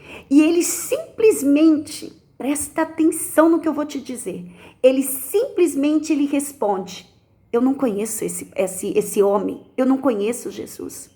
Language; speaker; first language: Portuguese; native; Portuguese